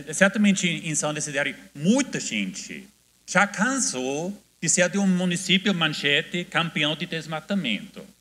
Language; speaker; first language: Portuguese; non-native, fluent; German